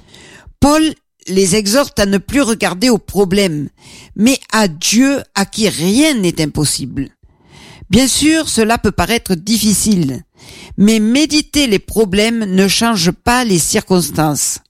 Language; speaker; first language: French; native; French